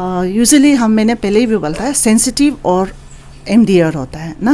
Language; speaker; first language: Hindi; non-native, local second language; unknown